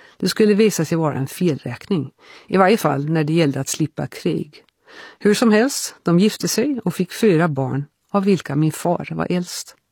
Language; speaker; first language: Swedish; early bilingual, heritage; Swedish